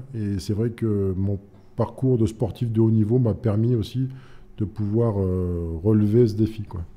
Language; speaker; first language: French; native; French